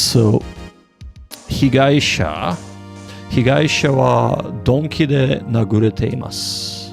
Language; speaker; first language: Japanese; non-native, learner; English